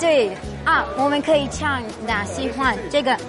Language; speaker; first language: Chinese; non-native, learner; Hebrew